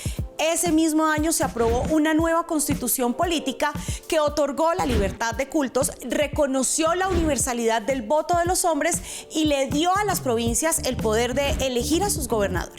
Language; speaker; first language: Spanish; native; Spanish